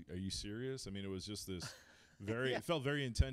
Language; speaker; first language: English; native; English